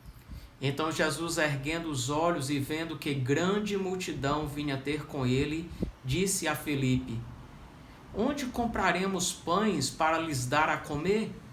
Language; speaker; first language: Portuguese; native; Portuguese